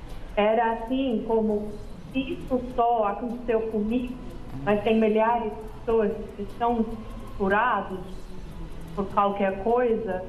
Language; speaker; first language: Portuguese; non-native, fluent; Dutch